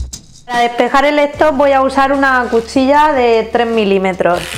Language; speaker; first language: Spanish; native; Spanish